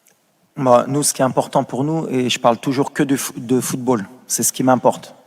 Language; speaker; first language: French; native; French